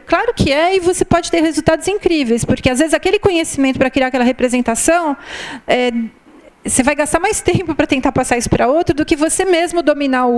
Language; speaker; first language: Portuguese; native; Portuguese